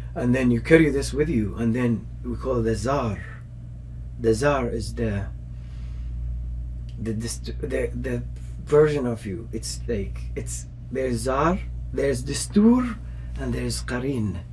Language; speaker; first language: English; non-native, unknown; Arabic